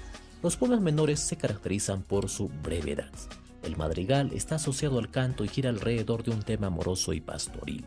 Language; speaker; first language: Spanish; native; Spanish